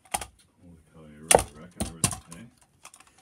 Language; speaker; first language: English; native; English